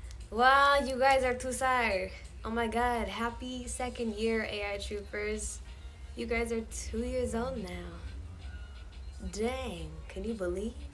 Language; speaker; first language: English; native; English